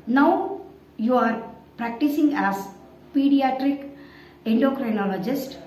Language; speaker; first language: English; non-native, local second language; Kannada